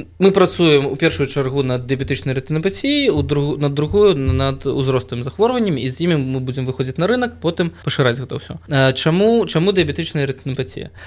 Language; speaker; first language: Belarusian; non-native, local second language; Russian